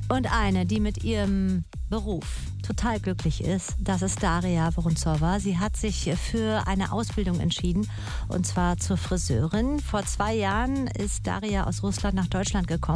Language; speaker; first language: German; native; German